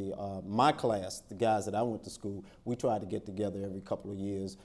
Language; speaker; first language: English; native; English